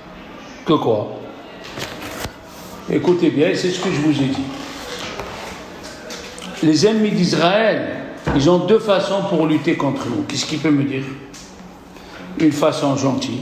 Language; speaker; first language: French; native; French